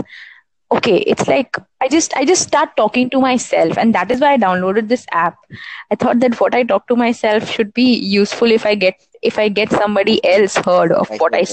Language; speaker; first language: English; non-native, local second language; Hindi